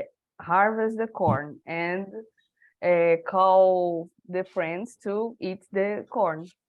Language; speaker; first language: English; non-native, learner; Portuguese